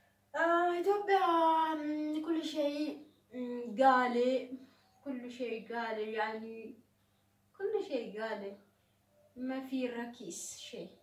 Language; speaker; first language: Arabic; non-native, learner; Oromo